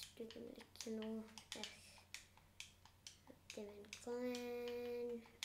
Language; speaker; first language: Welsh; non-native, local second language; English